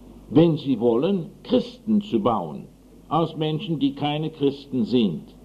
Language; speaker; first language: German; non-native, fluent; English